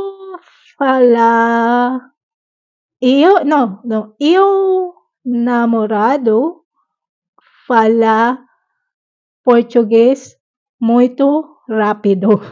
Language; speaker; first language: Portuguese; non-native, learner; Filipino